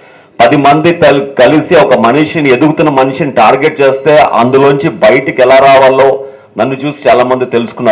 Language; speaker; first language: Telugu; native; Telugu